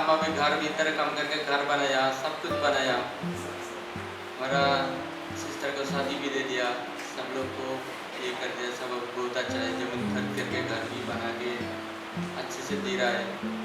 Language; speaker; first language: Hindi; non-native, local second language; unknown